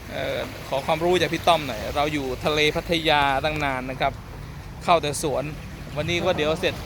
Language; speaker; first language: Thai; native; Thai